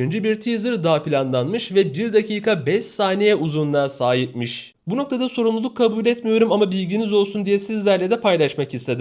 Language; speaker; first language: Turkish; native; Turkish